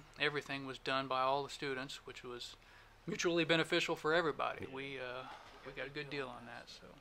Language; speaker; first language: English; native; English